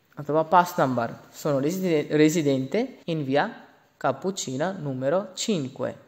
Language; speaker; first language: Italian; non-native, fluent; Bangla